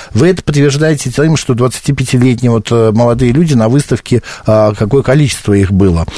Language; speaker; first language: Russian; native; Russian